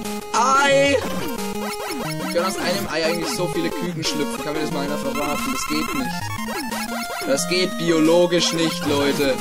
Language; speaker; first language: German; native; German